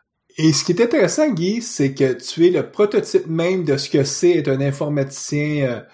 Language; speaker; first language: French; native; French